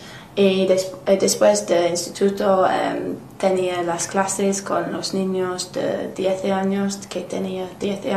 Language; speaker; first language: Spanish; non-native, learner; English